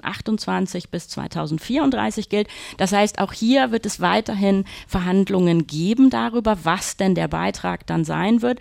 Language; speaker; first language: German; native; German